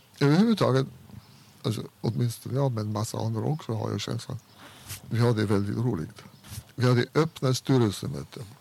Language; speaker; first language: Swedish; non-native, fluent; German